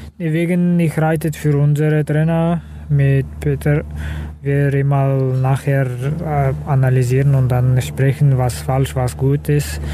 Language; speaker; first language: German; non-native, learner; Kazakh